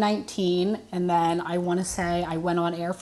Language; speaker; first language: English; native; English